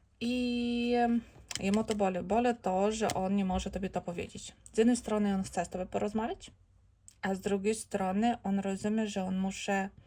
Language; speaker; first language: Polish; non-native, learner; Ukrainian